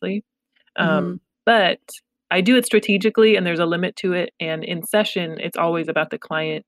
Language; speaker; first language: English; early bilingual, other home language; Pashto